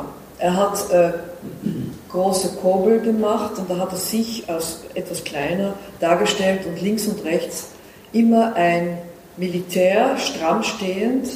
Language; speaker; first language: German; non-native, fluent; Dutch